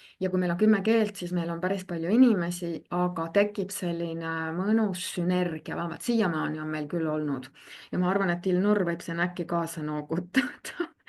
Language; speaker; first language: Estonian; native; Estonian